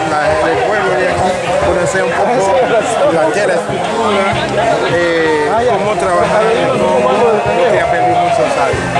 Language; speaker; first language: Spanish; non-native, learner; French